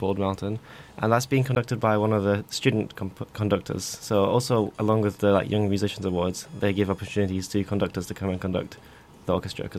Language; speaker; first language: English; native; English